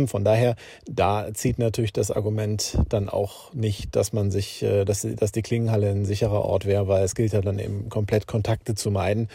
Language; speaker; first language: German; native; German